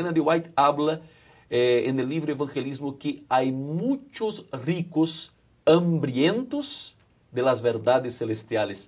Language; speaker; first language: Spanish; non-native, fluent; Portuguese